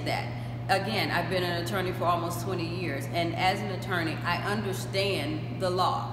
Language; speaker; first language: English; native; English